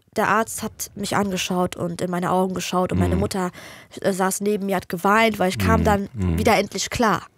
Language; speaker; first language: German; native; German